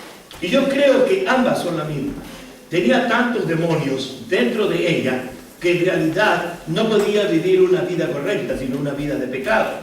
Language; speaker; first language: Spanish; native; Spanish